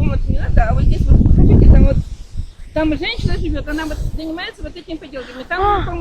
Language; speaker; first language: Russian; native; Russian